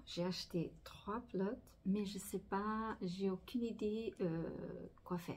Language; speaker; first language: French; non-native, fluent; Portuguese